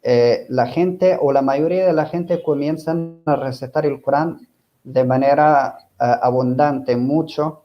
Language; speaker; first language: Spanish; non-native, fluent; Arabic